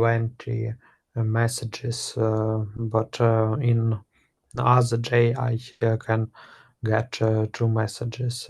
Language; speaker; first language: English; non-native, learner; Russian